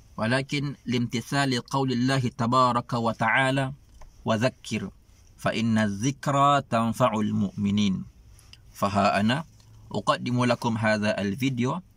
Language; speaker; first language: Arabic; non-native, fluent; Malay